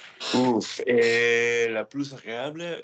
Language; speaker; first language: French; non-native, learner; English